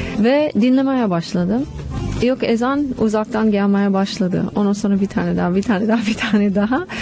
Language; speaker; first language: Turkish; non-native, fluent; English